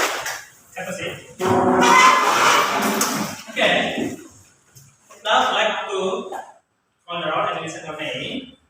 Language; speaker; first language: English; non-native, learner; Indonesian